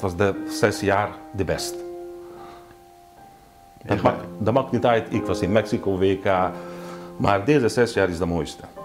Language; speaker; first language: Dutch; non-native, learner; Hungarian